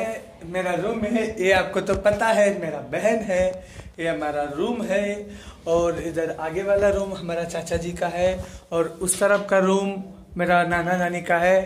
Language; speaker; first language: Hindi; non-native, local second language; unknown